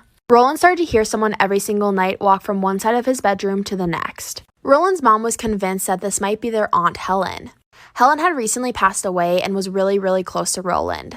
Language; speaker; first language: English; native; English